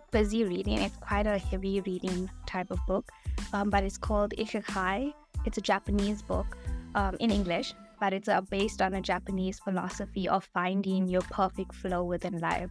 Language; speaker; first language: English; native; English